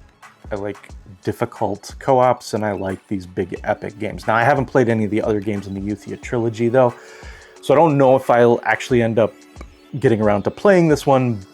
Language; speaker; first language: English; native; English